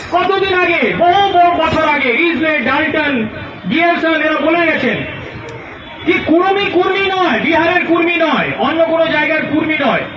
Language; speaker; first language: Bangla; non-native, local second language; Hindi